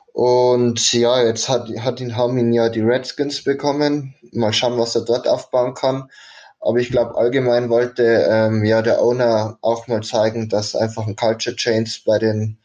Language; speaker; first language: German; native; German